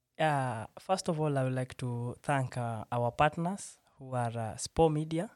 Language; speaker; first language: English; non-native, local second language; Swahili